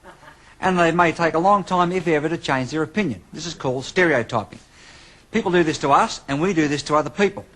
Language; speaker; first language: English; native; English